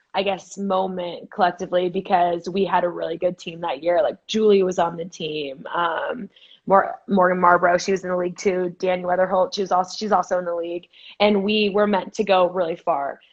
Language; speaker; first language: English; native; English